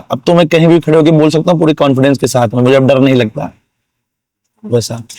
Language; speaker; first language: Hindi; native; Hindi